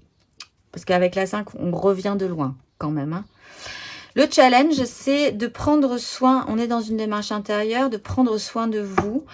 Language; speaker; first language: French; native; French